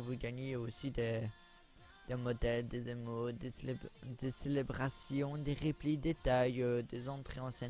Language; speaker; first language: French; native; French